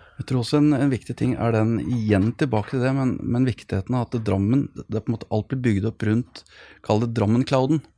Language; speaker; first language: Norwegian; native; Norwegian